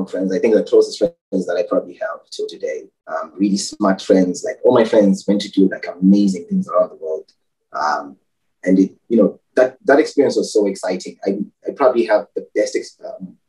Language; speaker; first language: English; non-native, local second language; North Ndebele